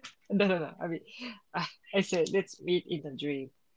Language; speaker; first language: English; non-native, learner; Japanese